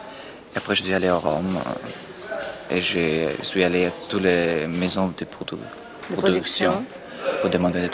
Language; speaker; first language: French; non-native, fluent; German